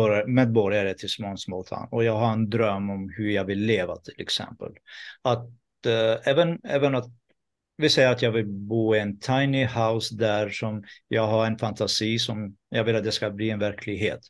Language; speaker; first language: Swedish; non-native, fluent; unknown